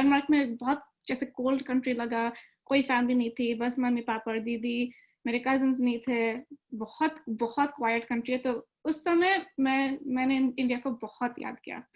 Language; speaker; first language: Hindi; early bilingual, other home language; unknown